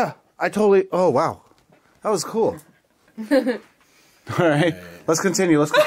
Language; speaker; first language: English; native; English